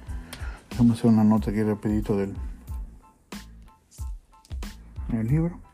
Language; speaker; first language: Spanish; native; Spanish